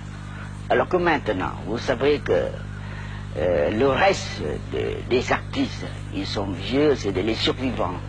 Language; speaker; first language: French; non-native, local second language; Khmer